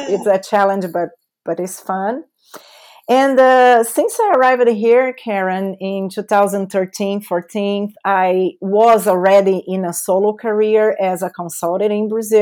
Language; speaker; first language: English; non-native, fluent; Portuguese